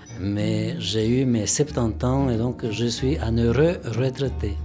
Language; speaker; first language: French; non-native, fluent; Spanish